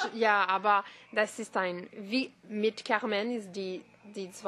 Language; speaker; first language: German; non-native, learner; French